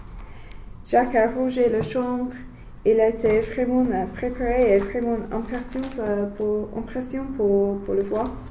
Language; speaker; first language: French; non-native, learner; English